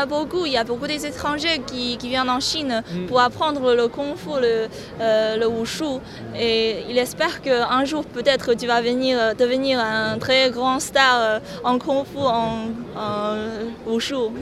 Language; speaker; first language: French; non-native, learner; Chinese